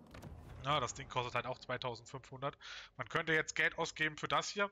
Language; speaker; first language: German; native; German